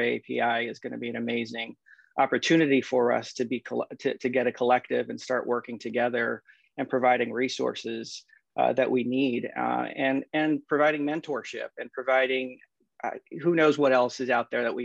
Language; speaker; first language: English; native; English